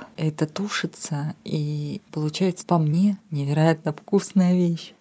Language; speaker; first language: Russian; non-native, local second language; Armenian